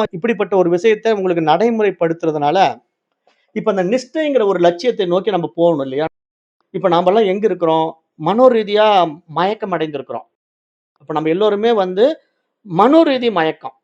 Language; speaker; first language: Tamil; native; Tamil